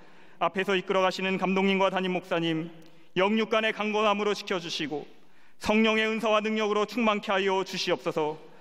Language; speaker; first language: Korean; native; Korean